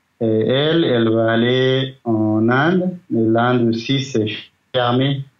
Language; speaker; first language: French; non-native, fluent; Nepali